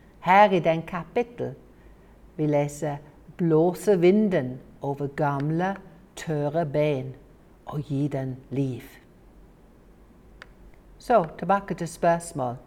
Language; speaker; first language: Norwegian; non-native, fluent; English